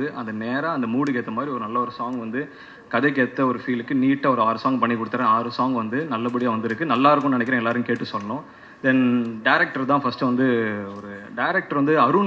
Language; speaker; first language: Tamil; native; Tamil